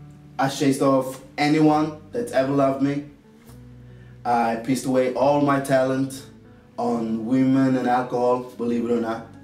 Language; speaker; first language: English; non-native, fluent; Swedish